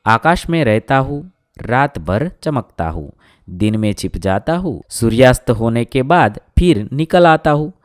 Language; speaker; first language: Hindi; non-native, local second language; Gujarati